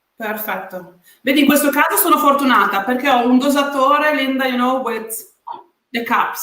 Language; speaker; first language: Italian; native; Italian